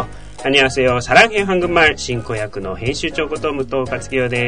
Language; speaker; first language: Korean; non-native, fluent; Japanese